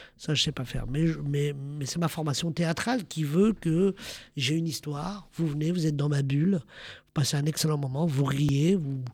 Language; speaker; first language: French; early bilingual, other home language; Arabic